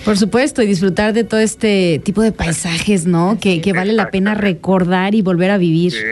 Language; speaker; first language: Spanish; native; Spanish